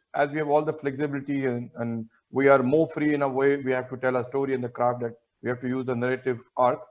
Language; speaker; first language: English; non-native, local second language; Hindi